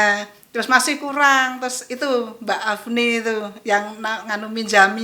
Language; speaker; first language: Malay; non-native, local second language; Javanese